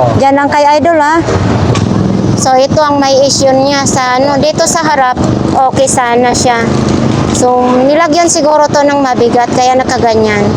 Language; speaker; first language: Filipino; non-native, local second language; Cebuano